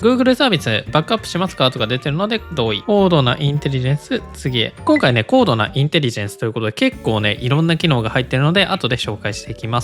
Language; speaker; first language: Japanese; native; Japanese